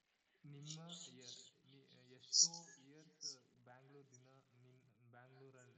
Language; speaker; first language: Kannada; non-native, learner; Tamil